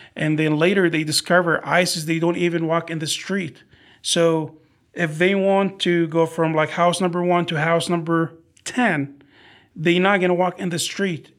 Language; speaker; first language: English; non-native, fluent; Arabic